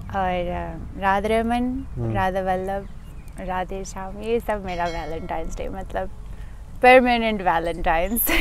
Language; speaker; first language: Hindi; non-native, fluent; English